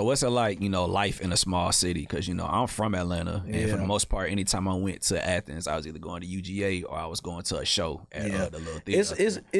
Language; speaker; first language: English; native; English